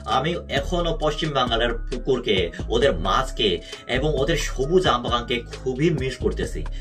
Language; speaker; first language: Bangla; non-native, fluent; Korean